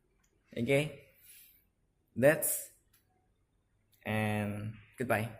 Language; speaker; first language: English; non-native, learner; Indonesian